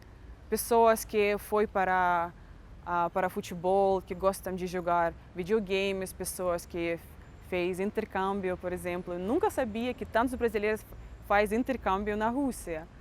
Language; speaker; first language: Portuguese; non-native, fluent; Russian